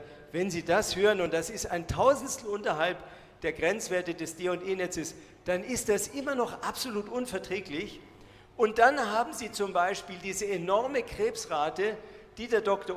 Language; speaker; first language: German; native; German